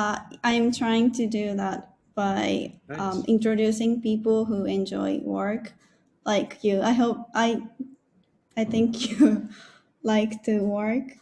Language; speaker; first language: English; non-native, learner; Japanese